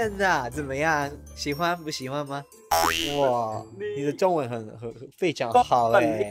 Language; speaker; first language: Chinese; non-native, learner; Spanish